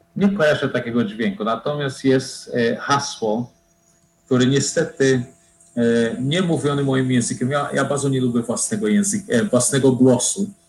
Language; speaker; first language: Polish; non-native, fluent; Portuguese